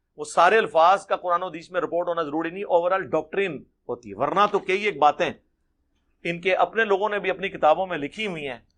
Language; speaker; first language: Urdu; non-native, local second language; Punjabi